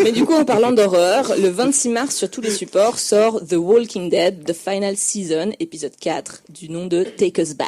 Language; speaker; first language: French; native; French